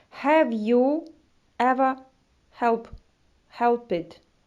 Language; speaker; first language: English; non-native, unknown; Ukrainian